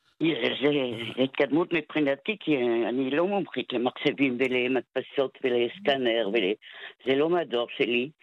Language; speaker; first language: Hebrew; non-native, fluent; French